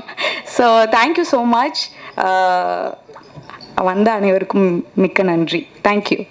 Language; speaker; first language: Tamil; native; Tamil